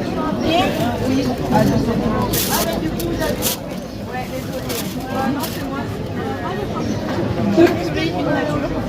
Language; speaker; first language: French; non-native, learner; Thai